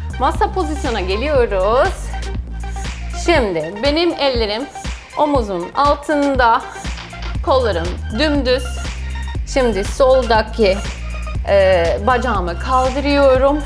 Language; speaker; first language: Turkish; non-native, fluent; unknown